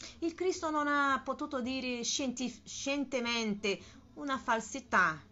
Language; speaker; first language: Italian; non-native, learner; Portuguese